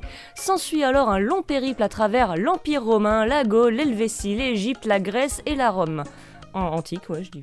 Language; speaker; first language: French; native; French